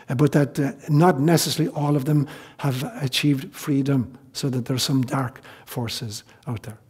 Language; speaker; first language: English; native; English